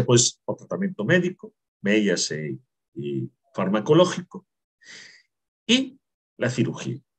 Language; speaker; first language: Spanish; native; Spanish